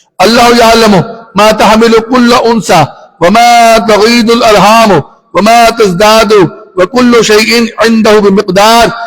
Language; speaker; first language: Urdu; non-native, local second language; Punjabi